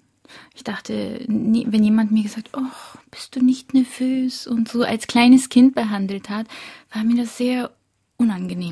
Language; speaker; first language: German; early bilingual, other home language; Korean